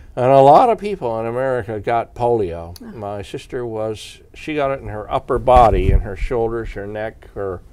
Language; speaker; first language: English; native; English